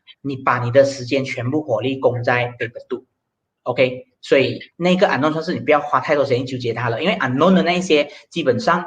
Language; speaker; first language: Chinese; native; Chinese